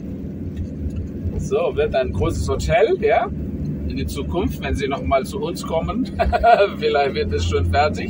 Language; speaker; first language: German; non-native, fluent; Indonesian